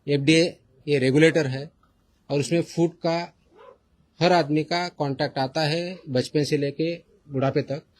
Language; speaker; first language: Hindi; non-native, local second language; Marathi